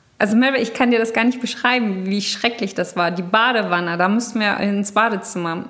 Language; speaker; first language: German; early bilingual, other home language; Turkish